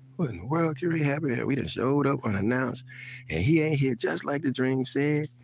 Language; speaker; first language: English; native; English